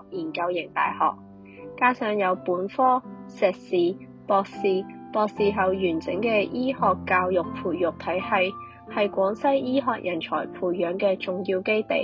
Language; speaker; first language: Chinese; non-native, local second language; Cantonese